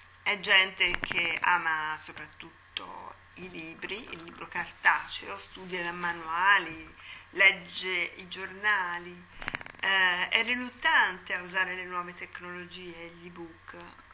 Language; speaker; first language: Italian; native; Italian